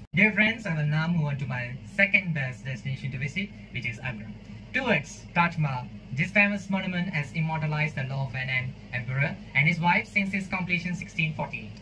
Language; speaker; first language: English; non-native, local second language; Tamil